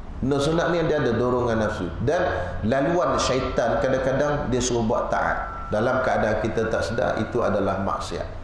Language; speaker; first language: Malay; native; Malay